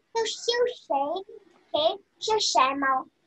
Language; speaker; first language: Chinese; early bilingual, other home language; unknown